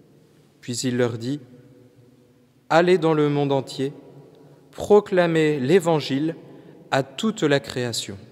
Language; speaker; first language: French; native; French